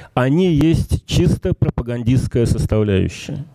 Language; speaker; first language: Russian; native; Russian